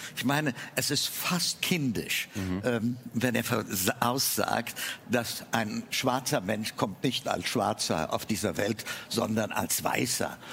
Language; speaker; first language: German; non-native, fluent; Amharic